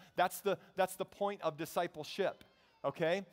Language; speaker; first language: English; native; English